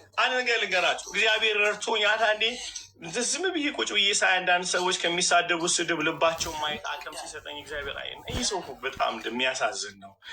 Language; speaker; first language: Amharic; non-native, local second language; Somali